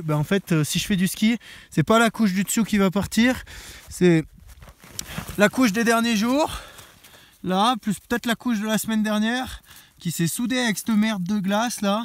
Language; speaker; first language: French; native; French